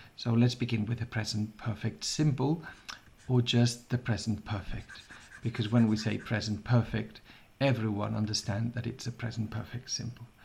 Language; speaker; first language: English; non-native, fluent; Catalan